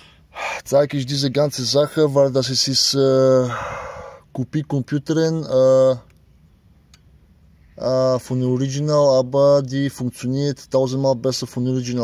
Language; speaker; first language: German; non-native, learner; Bulgarian